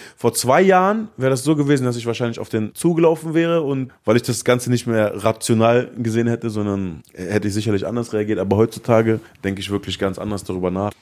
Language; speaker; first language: German; early bilingual, other home language; Arabic